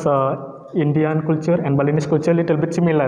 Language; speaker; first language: English; non-native, learner; Indonesian